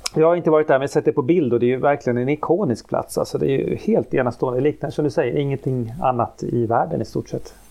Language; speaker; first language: Swedish; native; Swedish